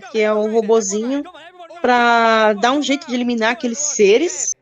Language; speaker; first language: Portuguese; native; Portuguese